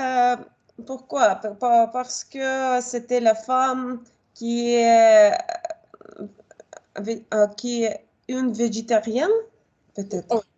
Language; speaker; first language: French; non-native, learner; Russian